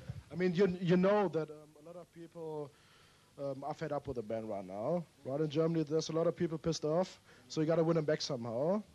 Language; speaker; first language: English; non-native, fluent; German